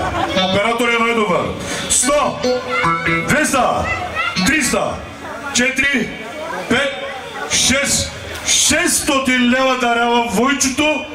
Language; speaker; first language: Bulgarian; non-native, local second language; Turkish